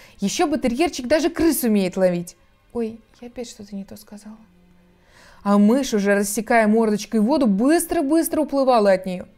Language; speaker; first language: Russian; native; Russian